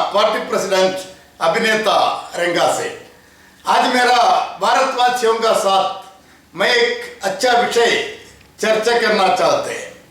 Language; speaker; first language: Hindi; non-native, local second language; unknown